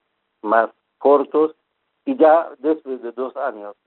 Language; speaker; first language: Spanish; non-native, fluent; Persian